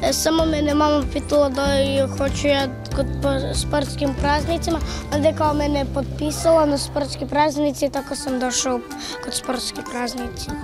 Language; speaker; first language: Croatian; early bilingual, heritage; Croatian